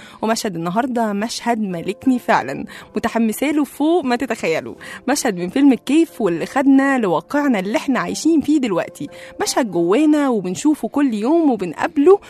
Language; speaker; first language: Arabic; native; Arabic